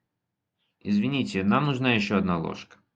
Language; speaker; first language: Russian; non-native, fluent; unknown